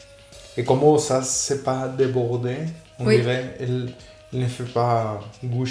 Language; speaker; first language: French; non-native, fluent; Spanish